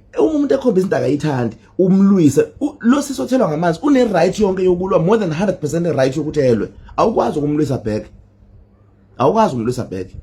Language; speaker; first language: Zulu; native; Zulu